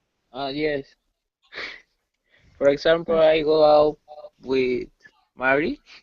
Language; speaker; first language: English; non-native, learner; Spanish